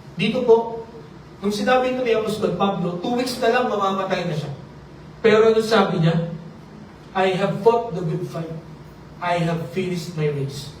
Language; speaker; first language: Filipino; non-native, local second language; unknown